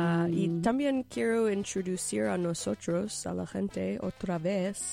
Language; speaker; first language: Spanish; non-native, learner; English